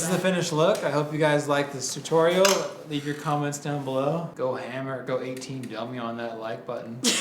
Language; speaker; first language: English; native; English